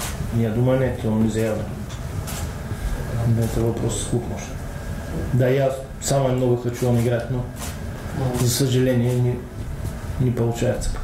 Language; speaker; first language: Russian; non-native, learner; Bulgarian